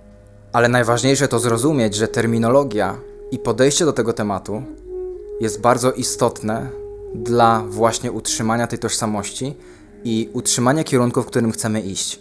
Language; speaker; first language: Polish; native; Polish